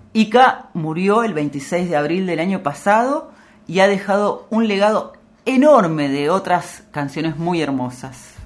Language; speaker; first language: Spanish; native; Spanish